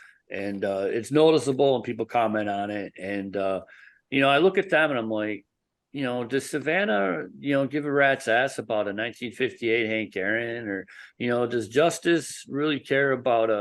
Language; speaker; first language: English; native; English